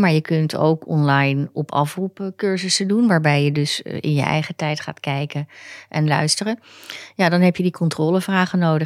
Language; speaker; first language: Dutch; native; Dutch